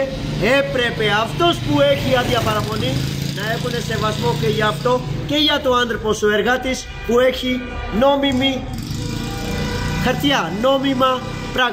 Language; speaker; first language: Greek; non-native, learner; Urdu